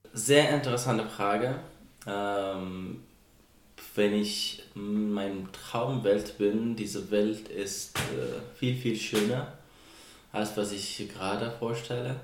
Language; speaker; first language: German; non-native, fluent; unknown